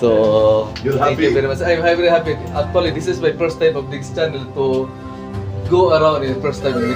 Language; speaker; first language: English; non-native, learner; Filipino